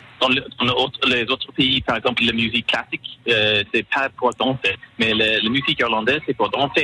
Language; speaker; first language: French; non-native, learner; English